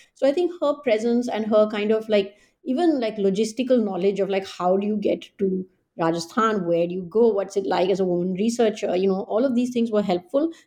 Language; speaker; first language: English; non-native, local second language; Hindi